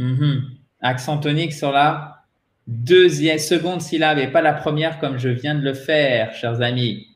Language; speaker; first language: French; native; French